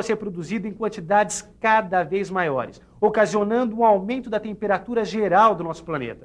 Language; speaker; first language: Portuguese; native; Portuguese